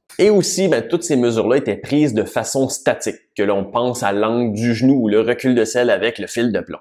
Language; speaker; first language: French; native; French